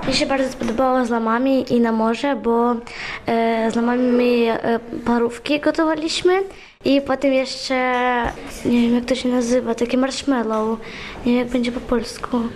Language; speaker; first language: Polish; early bilingual, other home language; Ukrainian